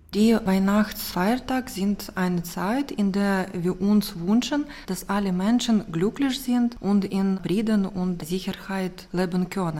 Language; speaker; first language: German; non-native, learner; Ukrainian